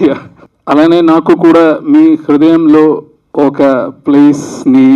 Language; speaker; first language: Telugu; non-native, learner; Malayalam